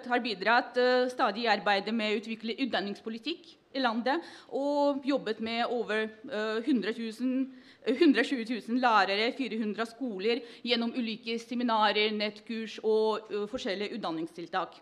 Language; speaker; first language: Norwegian; non-native, fluent; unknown